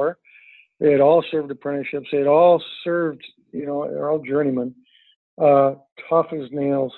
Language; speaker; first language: English; native; English